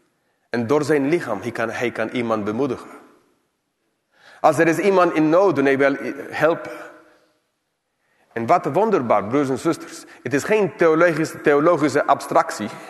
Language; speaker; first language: Dutch; non-native, fluent; English